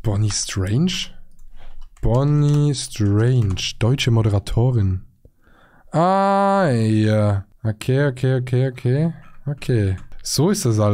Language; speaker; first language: German; native; German